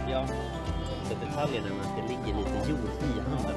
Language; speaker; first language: Swedish; native; Swedish